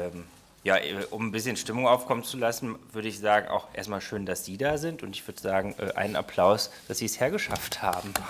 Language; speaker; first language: German; native; German